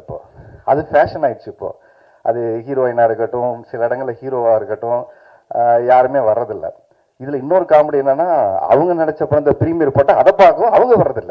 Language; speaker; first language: Tamil; native; Tamil